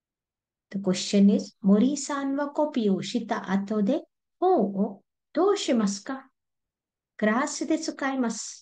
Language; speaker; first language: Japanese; non-native, fluent; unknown